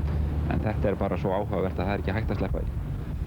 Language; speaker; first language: Icelandic; native; Icelandic